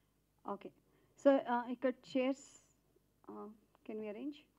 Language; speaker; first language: Telugu; native; Telugu